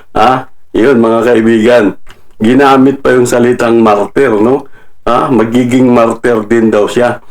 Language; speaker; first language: Filipino; non-native, local second language; Cebuano